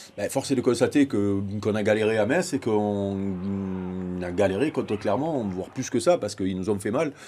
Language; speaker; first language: French; native; French